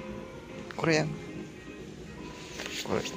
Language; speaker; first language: Japanese; non-native, learner; Indonesian